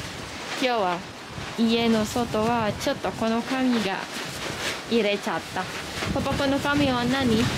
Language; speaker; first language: Japanese; non-native, learner; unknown